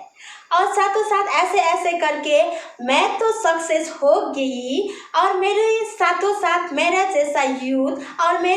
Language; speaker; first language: Hindi; non-native, local second language; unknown